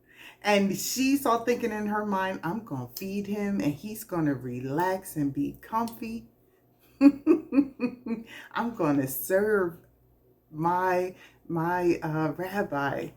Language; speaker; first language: English; native; English